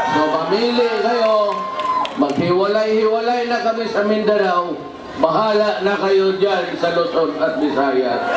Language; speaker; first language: Filipino; non-native, local second language; Cebuano